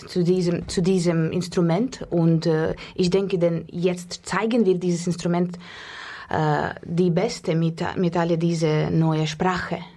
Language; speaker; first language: German; non-native, fluent; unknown